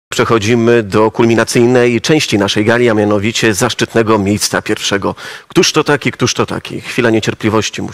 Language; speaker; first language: Polish; native; Polish